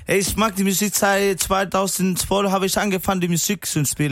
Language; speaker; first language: German; non-native, learner; Spanish